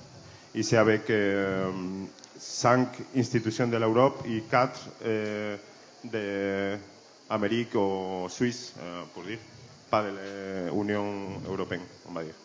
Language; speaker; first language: French; non-native, learner; Spanish